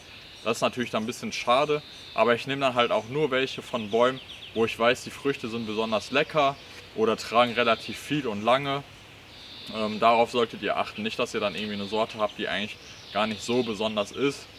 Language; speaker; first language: German; native; German